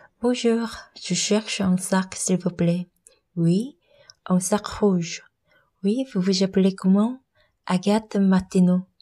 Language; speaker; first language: French; non-native, learner; Korean